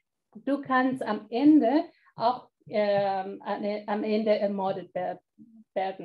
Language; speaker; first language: German; non-native, fluent; Spanish